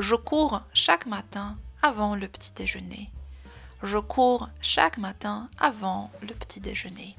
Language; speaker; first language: French; non-native, fluent; Polish